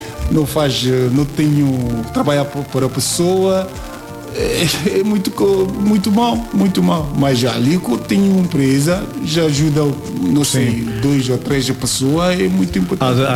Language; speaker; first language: Portuguese; non-native, learner; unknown